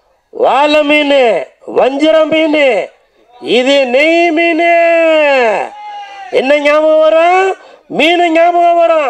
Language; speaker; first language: Tamil; native; Tamil